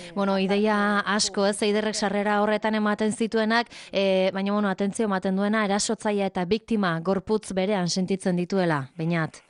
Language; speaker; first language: Basque; native; Basque